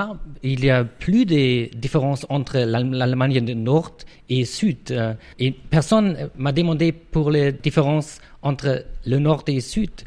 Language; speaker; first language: French; non-native, fluent; German